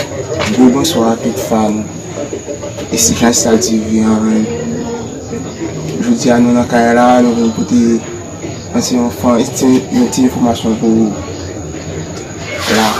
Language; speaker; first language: French; non-native, learner; Haitian Creole